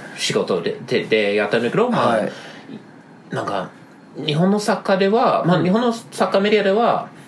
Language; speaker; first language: Japanese; non-native, fluent; English